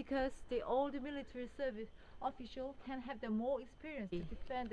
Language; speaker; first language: English; non-native, learner; Korean